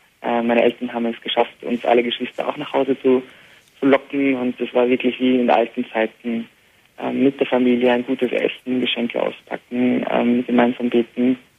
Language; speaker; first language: German; early bilingual, heritage; Arabic